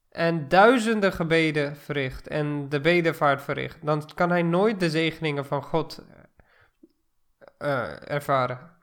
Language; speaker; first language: Dutch; non-native, fluent; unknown